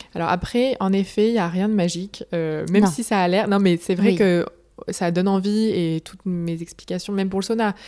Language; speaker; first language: French; native; French